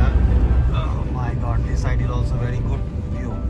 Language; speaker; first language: English; non-native, local second language; Hindi